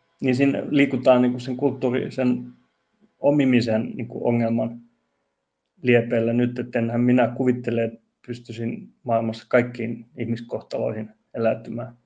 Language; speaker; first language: Finnish; non-native, local second language; Swedish